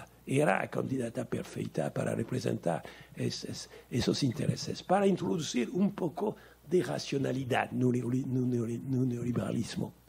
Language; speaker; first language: Portuguese; non-native, learner; French